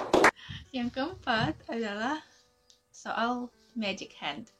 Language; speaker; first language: Indonesian; non-native, fluent; Russian